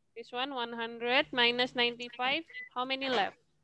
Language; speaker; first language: English; non-native, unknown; Indonesian